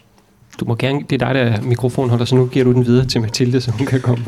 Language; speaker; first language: Danish; native; Danish